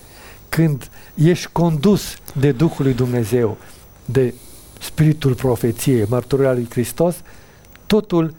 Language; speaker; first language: Romanian; native; Romanian